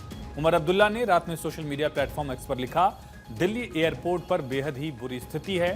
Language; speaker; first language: Hindi; native; Hindi